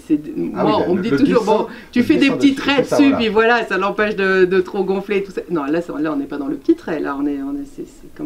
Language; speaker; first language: French; native; French